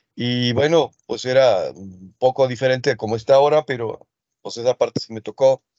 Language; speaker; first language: Spanish; early bilingual, other home language; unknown